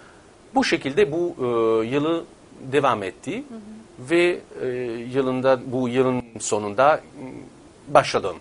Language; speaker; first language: Turkish; non-native, fluent; Italian